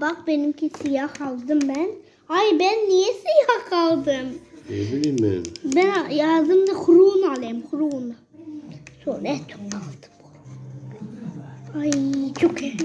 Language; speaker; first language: Turkish; early bilingual, heritage; Turkish